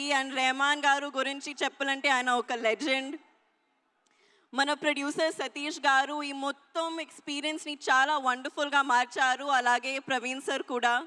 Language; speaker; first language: Telugu; non-native, learner; Hindi